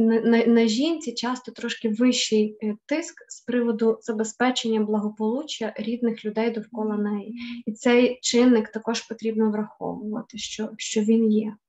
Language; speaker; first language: Ukrainian; native; Ukrainian